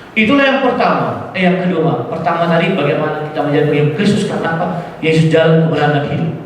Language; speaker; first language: Indonesian; non-native, local second language; Batak Toba